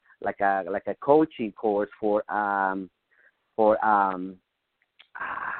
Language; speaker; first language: English; non-native, learner; Spanish